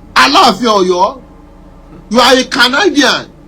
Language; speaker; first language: English; non-native, local second language; Yoruba